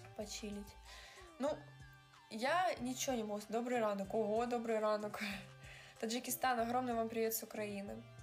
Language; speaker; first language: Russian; native; Russian